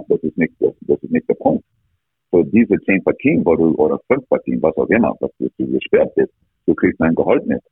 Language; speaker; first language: German; non-native, fluent; English